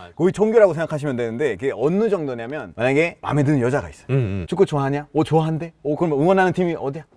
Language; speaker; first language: Korean; non-native, fluent; Spanish